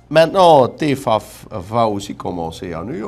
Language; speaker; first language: French; non-native, fluent; Dutch